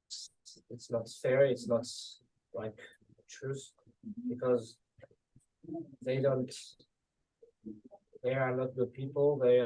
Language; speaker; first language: English; non-native, learner; Georgian